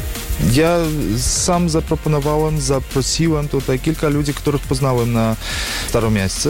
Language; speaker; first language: Polish; non-native, learner; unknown